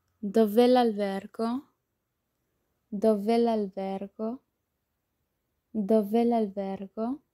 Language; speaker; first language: Italian; non-native, learner; Spanish